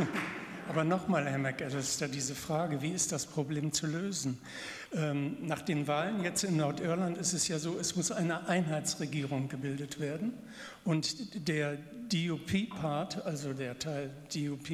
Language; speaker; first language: German; native; German